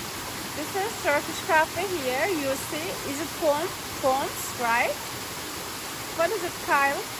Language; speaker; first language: English; non-native, learner; Turkish